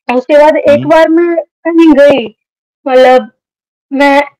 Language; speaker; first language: Hindi; native; Hindi